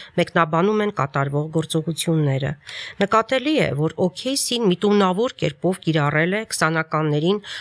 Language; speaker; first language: Armenian; native; Armenian